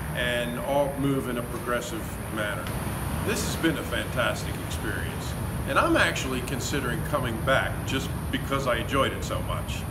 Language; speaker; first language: English; native; English